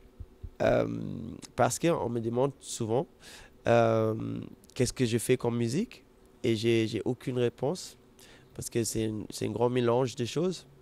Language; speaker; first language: French; non-native, fluent; German